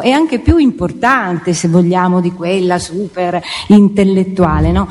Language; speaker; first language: Italian; native; Italian